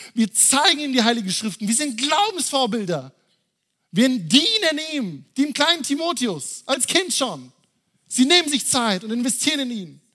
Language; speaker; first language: German; native; German